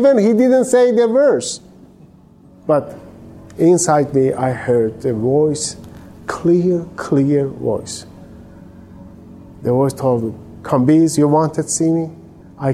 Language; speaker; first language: English; non-native, fluent; Persian